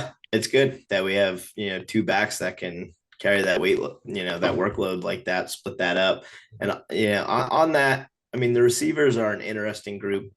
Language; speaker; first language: English; native; English